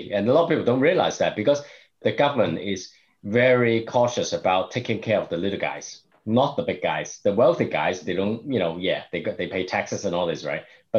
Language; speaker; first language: English; non-native, local second language; Cantonese